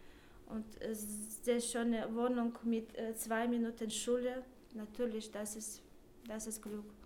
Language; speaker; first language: German; non-native, learner; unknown